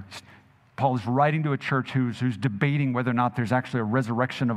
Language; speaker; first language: English; native; English